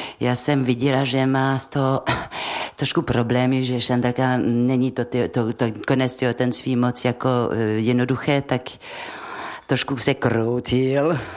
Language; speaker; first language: Czech; non-native, fluent; French